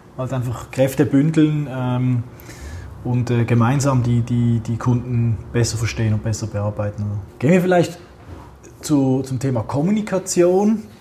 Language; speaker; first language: German; native; German